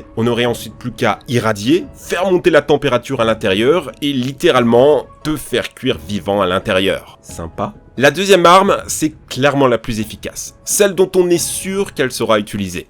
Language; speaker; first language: French; native; French